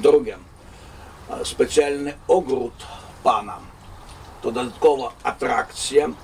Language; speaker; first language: Polish; non-native, fluent; Russian